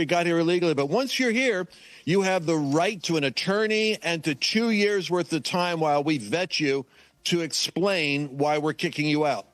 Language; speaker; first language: English; native; English